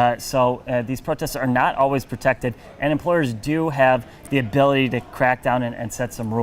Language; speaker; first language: English; native; English